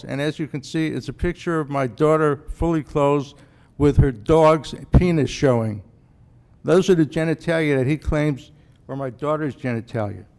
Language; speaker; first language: English; native; English